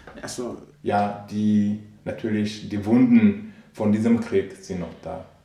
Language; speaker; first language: German; non-native, fluent; Rundi